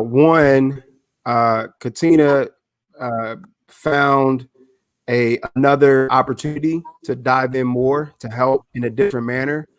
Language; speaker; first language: English; native; English